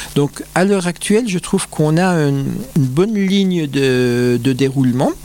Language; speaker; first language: French; native; French